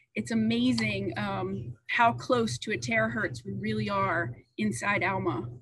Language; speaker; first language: English; native; English